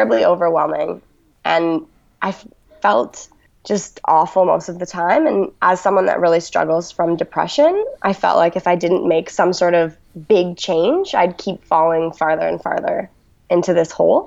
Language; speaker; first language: English; native; English